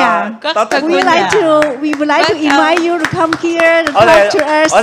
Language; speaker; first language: English; non-native, learner; Cantonese